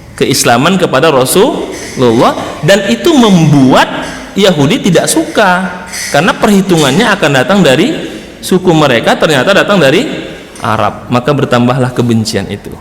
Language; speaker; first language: Indonesian; native; Indonesian